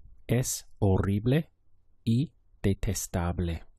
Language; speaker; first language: Spanish; non-native, fluent; English